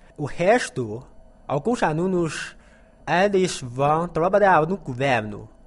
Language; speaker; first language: Portuguese; non-native, learner; Chinese